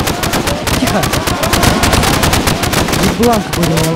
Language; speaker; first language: Russian; native; Russian